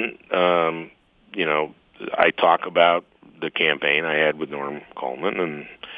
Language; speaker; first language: English; native; English